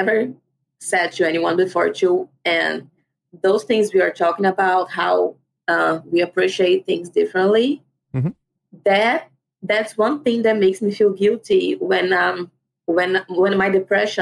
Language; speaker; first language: English; non-native, fluent; Portuguese